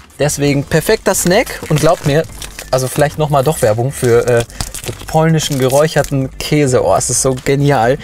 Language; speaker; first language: German; early bilingual, other home language; Polish